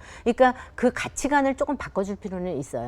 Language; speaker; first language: Korean; native; Korean